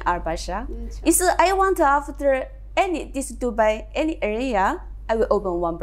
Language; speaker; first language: English; non-native, learner; Chinese